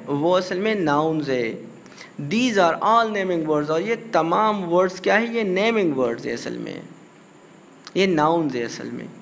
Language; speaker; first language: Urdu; non-native, local second language; Pashto